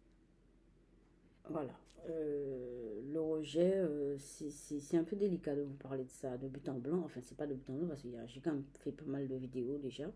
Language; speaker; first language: French; native; French